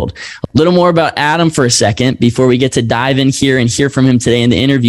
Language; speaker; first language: English; native; English